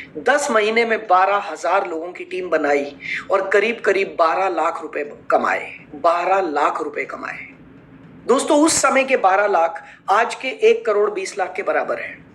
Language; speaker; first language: Hindi; native; Hindi